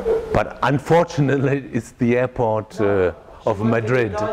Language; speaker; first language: English; non-native, fluent; German